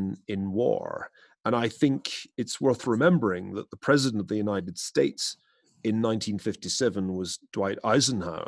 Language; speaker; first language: English; native; English